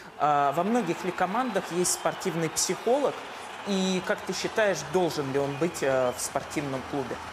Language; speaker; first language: Russian; native; Russian